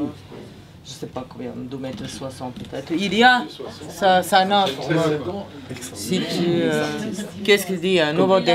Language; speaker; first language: French; non-native, fluent; Serbian